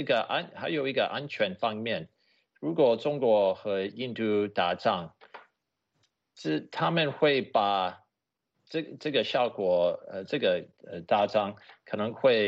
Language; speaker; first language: Chinese; non-native, fluent; English